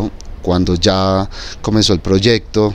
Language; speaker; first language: Spanish; native; Spanish